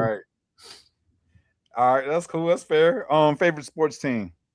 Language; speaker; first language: English; native; English